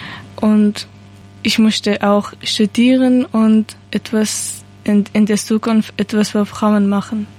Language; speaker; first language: German; non-native, learner; Persian